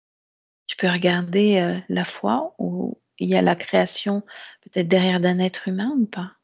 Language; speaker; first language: French; native; French